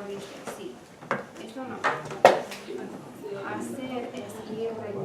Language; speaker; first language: Spanish; non-native, fluent; English